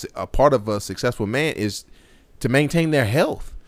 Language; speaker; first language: English; native; English